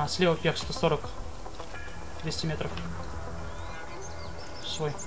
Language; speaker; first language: Russian; native; Russian